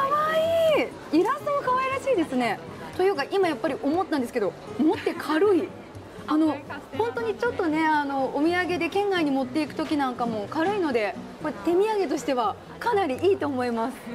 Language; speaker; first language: Japanese; native; Japanese